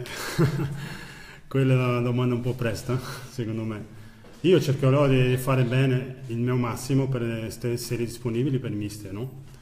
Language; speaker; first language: Italian; non-native, fluent; Portuguese